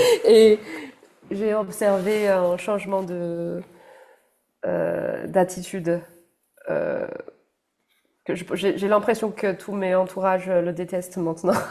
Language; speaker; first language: French; non-native, fluent; Chinese